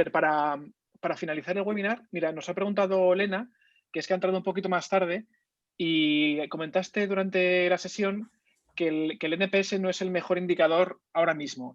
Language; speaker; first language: Spanish; native; Spanish